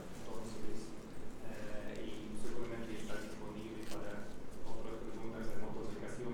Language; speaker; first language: Spanish; non-native, fluent; English